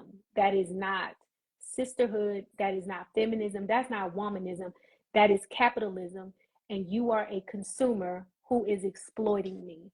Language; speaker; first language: English; native; English